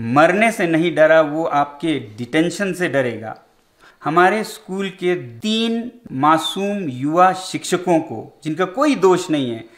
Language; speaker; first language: Hindi; non-native, local second language; Ladakhi